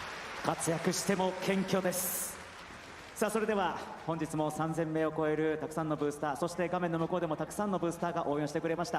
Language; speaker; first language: Japanese; native; Japanese